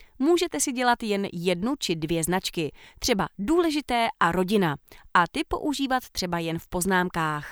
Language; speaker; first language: Czech; native; Czech